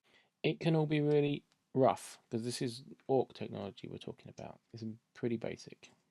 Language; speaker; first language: English; native; English